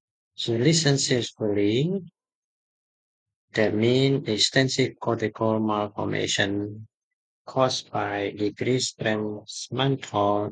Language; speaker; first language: English; non-native, fluent; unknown